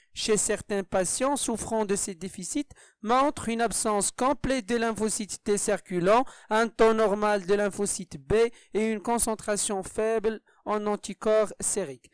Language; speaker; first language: French; non-native, local second language; Arabic